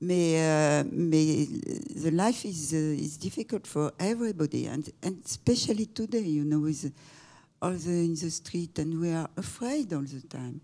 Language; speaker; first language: English; non-native, fluent; French